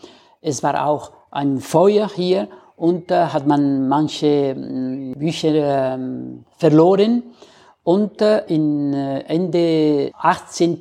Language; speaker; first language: German; non-native, fluent; Spanish